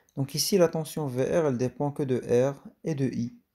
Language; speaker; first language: French; non-native, local second language; Arabic